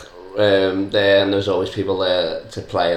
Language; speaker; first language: English; native; English